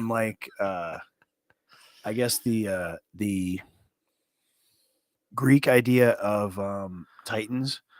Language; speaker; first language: English; native; English